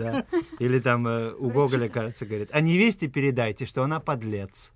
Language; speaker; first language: Russian; native; Russian